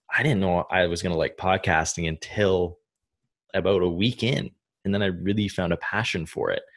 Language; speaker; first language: English; native; English